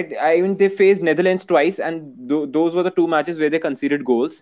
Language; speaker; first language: English; non-native, local second language; Hindi